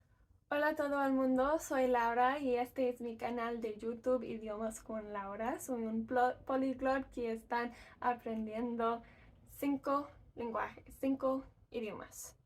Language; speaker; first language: Spanish; non-native, learner; English